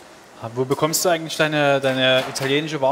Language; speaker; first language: German; native; German